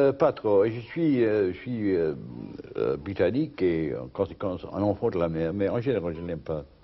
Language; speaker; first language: French; non-native, fluent; English